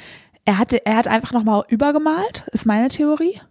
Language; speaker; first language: German; native; German